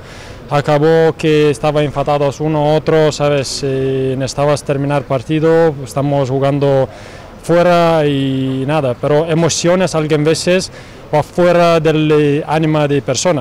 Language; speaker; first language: Spanish; non-native, learner; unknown